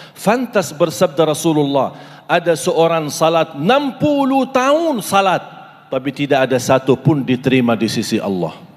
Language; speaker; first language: Malay; non-native, fluent; Arabic